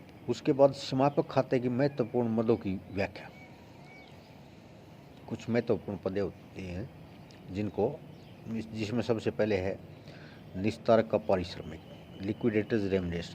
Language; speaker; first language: Hindi; native; Hindi